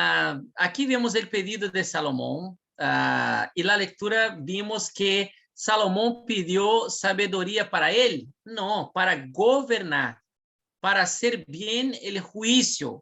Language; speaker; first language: Spanish; non-native, fluent; Portuguese